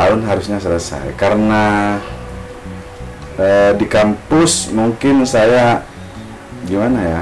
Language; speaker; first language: Indonesian; non-native, local second language; Madurese